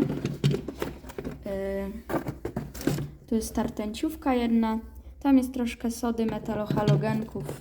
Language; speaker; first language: Polish; native; Polish